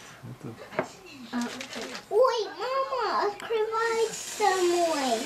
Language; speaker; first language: Russian; early bilingual, heritage; Russian